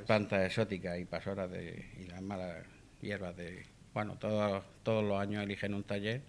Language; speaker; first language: Spanish; native; Spanish